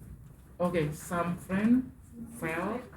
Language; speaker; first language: English; non-native, fluent; Indonesian